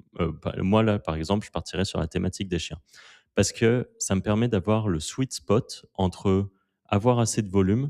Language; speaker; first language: French; native; French